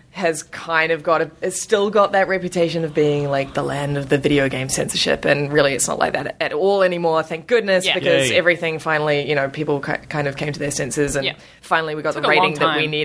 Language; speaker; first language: English; native; English